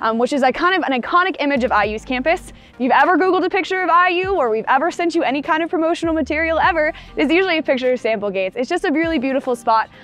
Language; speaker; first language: English; native; English